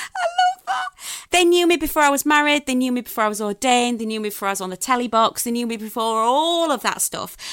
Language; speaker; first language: English; native; English